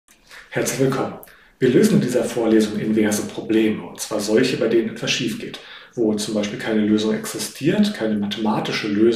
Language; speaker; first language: German; native; German